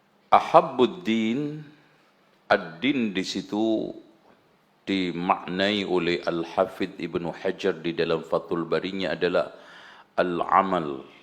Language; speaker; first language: Indonesian; native; Indonesian